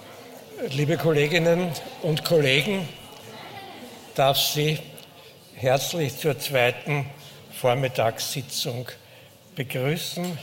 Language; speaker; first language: German; native; German